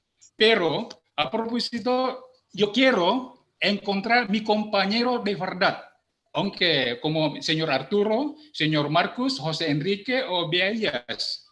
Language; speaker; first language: Spanish; non-native, learner; Indonesian